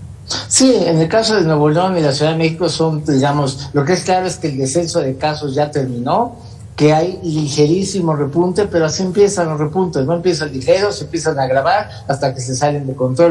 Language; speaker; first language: Spanish; native; Spanish